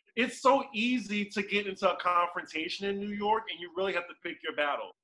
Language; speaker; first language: English; native; English